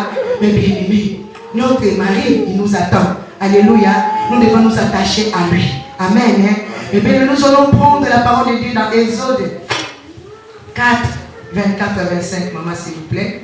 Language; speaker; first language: French; non-native, local second language; Lingala